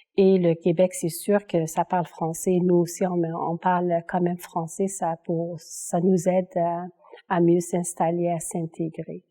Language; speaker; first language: French; non-native, local second language; Kabyle